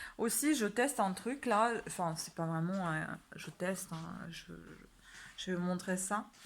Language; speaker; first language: French; native; French